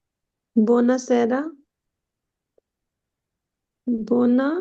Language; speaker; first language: Italian; non-native, learner; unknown